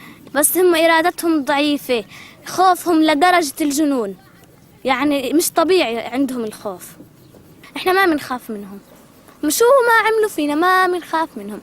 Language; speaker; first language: Arabic; native; Arabic